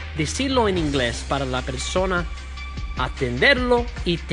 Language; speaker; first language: Spanish; early bilingual, heritage; Spanish